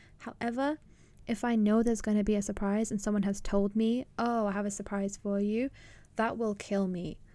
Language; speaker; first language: English; early bilingual, other home language; Punjabi